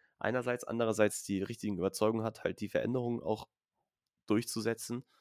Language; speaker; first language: German; native; German